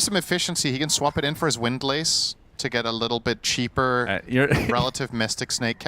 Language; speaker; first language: English; native; English